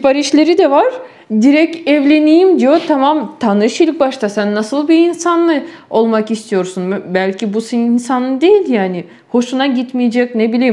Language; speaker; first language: Turkish; non-native, fluent; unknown